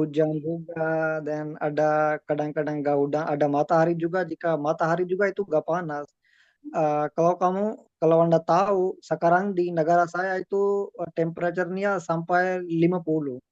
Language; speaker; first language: Indonesian; non-native, learner; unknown